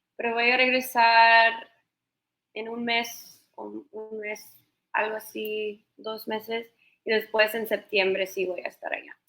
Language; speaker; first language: Spanish; early bilingual, heritage; Spanish